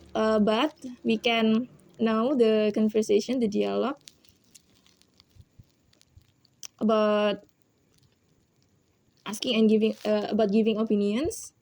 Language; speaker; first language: English; non-native, learner; Indonesian